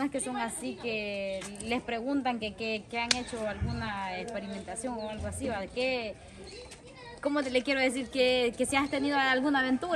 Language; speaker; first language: Spanish; native; Spanish